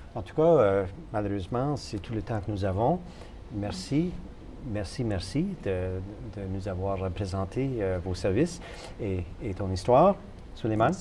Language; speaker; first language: French; native; French